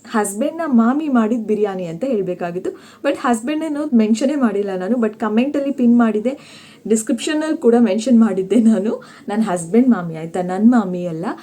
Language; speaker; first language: Kannada; non-native, local second language; Tulu